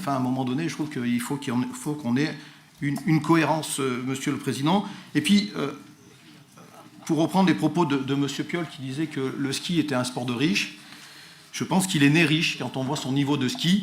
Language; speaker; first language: French; native; French